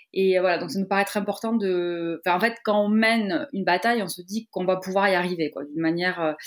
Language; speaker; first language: French; native; French